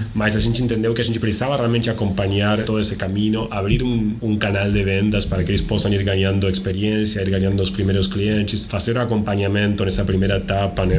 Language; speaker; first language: Portuguese; non-native, fluent; Spanish